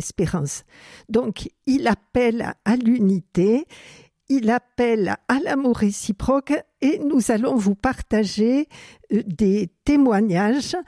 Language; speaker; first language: French; native; French